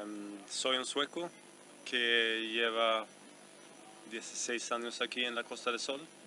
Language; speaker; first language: Spanish; non-native, fluent; Swedish